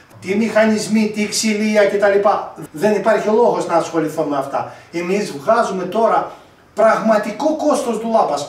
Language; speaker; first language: Greek; non-native, fluent; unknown